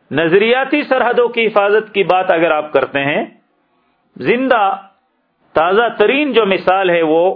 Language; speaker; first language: Urdu; native; Urdu